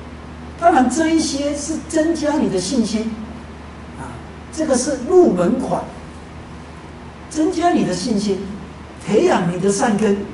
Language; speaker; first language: Chinese; native; Chinese